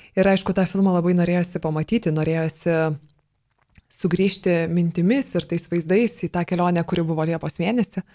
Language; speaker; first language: Lithuanian; native; Lithuanian